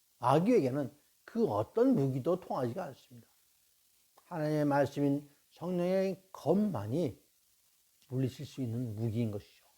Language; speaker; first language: Korean; native; Korean